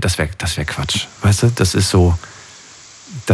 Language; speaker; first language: German; native; German